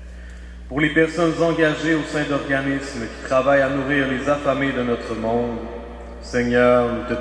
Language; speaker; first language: French; native; French